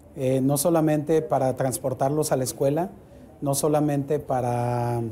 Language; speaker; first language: Spanish; native; Spanish